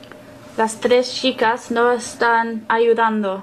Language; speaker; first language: Spanish; non-native, learner; English